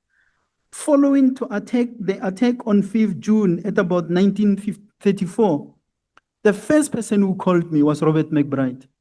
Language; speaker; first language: English; non-native, local second language; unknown